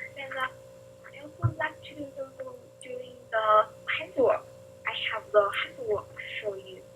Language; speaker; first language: English; non-native, learner; Chinese